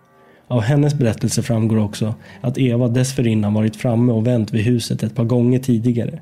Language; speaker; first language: Swedish; native; Swedish